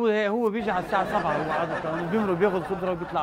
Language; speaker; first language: Arabic; native; Arabic